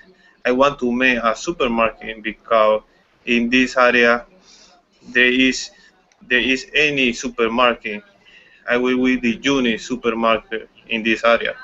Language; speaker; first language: English; non-native, learner; Spanish